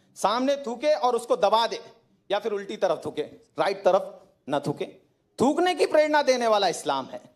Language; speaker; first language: Hindi; native; Hindi